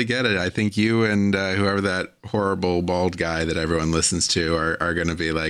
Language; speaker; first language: English; native; English